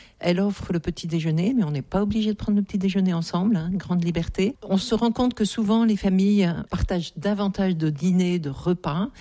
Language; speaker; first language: French; native; French